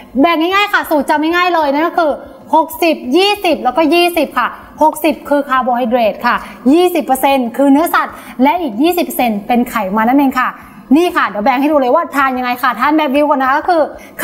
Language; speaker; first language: Thai; native; Thai